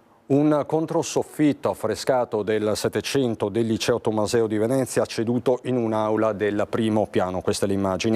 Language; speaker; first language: Italian; native; Italian